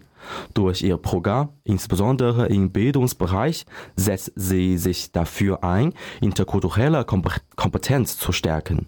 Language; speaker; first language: German; non-native, learner; Chinese